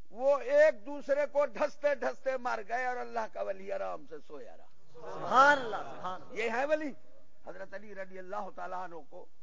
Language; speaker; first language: Urdu; non-native, local second language; Punjabi